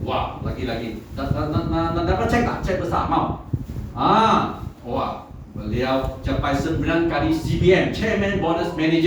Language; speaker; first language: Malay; non-native, local second language; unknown